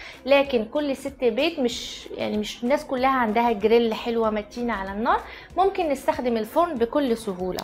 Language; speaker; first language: Arabic; native; Arabic